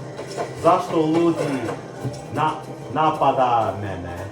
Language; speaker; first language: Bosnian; early bilingual, heritage; Bosnian